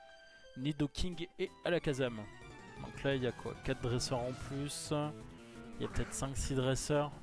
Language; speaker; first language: French; native; French